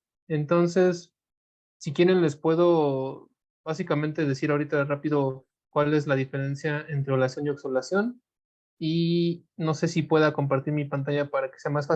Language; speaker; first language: Spanish; native; Spanish